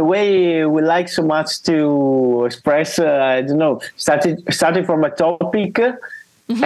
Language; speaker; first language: English; non-native, learner; Italian